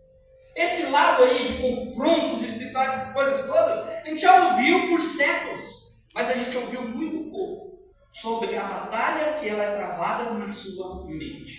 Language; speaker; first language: Portuguese; native; Portuguese